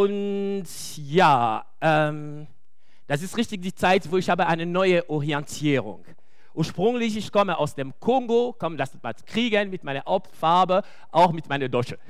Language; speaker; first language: German; non-native, fluent; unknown